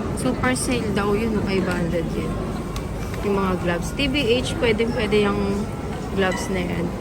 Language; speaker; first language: Filipino; native; Filipino